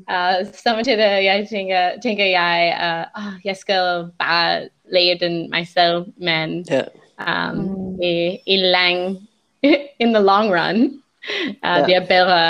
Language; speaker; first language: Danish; non-native, learner; English